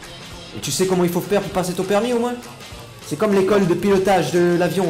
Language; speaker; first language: French; native; French